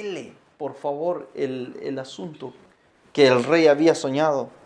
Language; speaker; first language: Spanish; native; Spanish